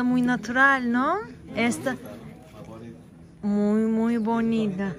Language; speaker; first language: Spanish; non-native, learner; Turkish